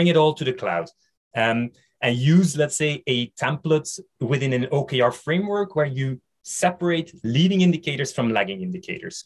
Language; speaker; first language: English; non-native, fluent; Dutch